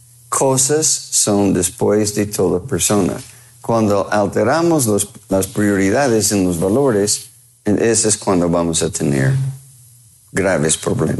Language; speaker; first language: Spanish; non-native, fluent; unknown